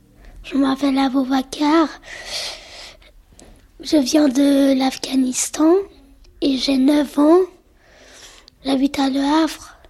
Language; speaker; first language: French; early bilingual, other home language; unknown